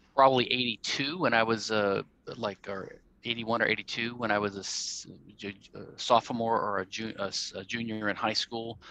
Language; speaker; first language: English; native; English